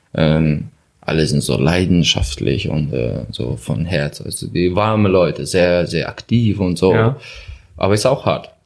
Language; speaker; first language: German; non-native, learner; Azerbaijani